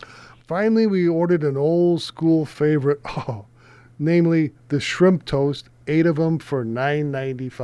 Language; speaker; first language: English; native; English